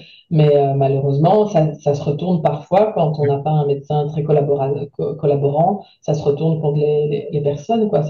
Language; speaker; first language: French; native; French